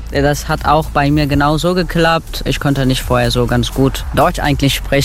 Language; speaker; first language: German; non-native, fluent; Turkish